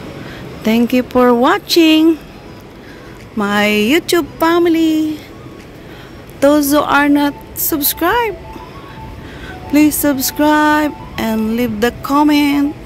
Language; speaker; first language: English; non-native, local second language; Filipino